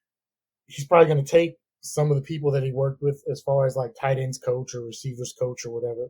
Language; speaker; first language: English; native; English